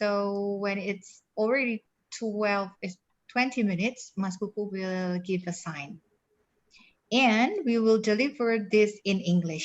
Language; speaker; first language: English; non-native, fluent; Indonesian